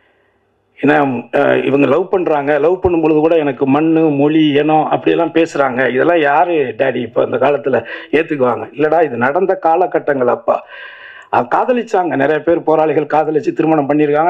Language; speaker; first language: Tamil; native; Tamil